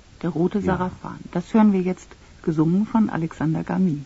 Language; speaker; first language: German; native; German